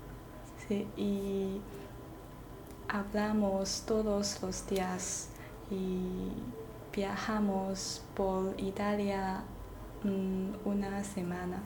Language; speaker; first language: Spanish; non-native, learner; Chinese